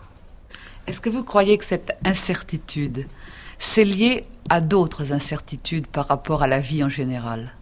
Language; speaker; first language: French; native; French